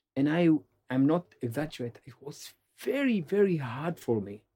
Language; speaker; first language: English; non-native, learner; Amharic